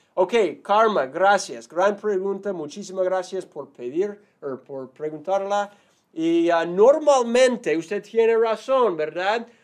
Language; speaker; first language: Spanish; non-native, fluent; English